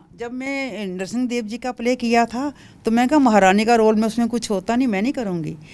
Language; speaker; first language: Hindi; non-native, local second language; Dogri